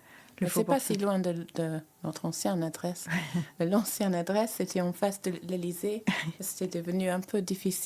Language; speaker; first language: French; native; French